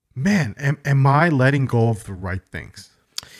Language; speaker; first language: English; early bilingual, other home language; Korean